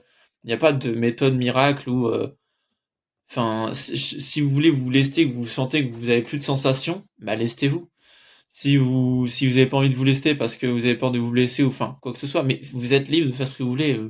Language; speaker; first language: French; native; French